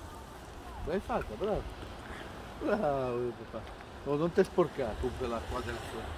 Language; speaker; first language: Italian; native; Italian